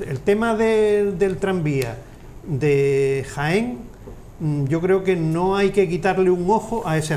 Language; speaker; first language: Spanish; native; Spanish